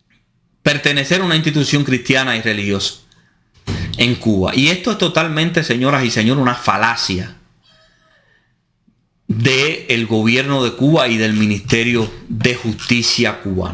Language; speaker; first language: Spanish; native; Spanish